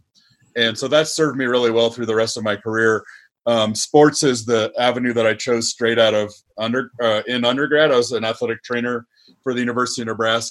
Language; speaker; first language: English; native; English